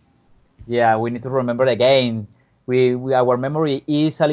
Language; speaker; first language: English; non-native, fluent; Spanish